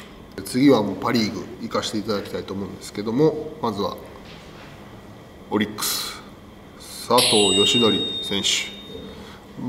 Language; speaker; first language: Japanese; native; Japanese